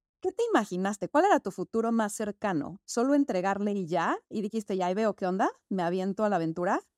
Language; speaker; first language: Spanish; native; Spanish